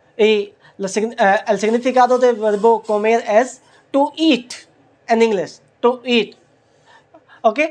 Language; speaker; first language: Spanish; non-native, learner; Hindi